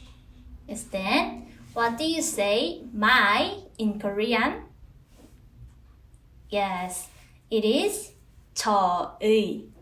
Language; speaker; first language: English; non-native, fluent; Korean